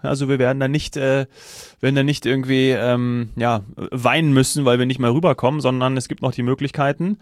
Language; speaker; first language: German; native; German